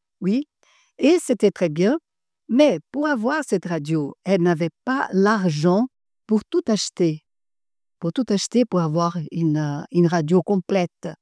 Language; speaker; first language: French; non-native, fluent; Portuguese